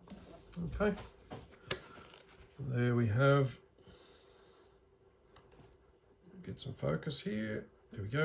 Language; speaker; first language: English; native; English